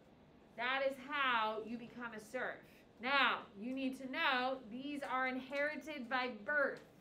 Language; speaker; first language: English; native; English